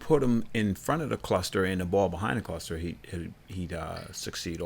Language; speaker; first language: English; native; English